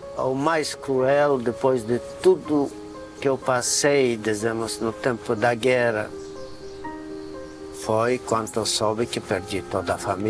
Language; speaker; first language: Portuguese; non-native, fluent; Polish